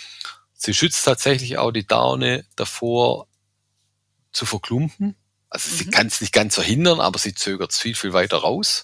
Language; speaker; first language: German; native; German